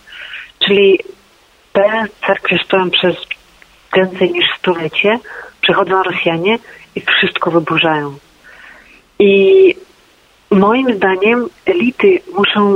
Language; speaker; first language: Polish; non-native, fluent; Ukrainian